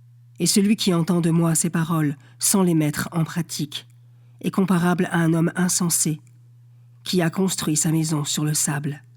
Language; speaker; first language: French; native; French